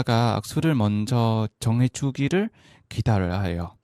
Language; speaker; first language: Korean; non-native, fluent; Vietnamese